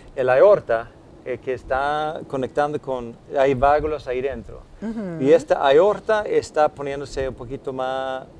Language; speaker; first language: Spanish; non-native, fluent; Swedish